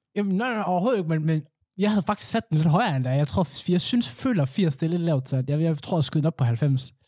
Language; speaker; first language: Danish; early bilingual, other home language; Somali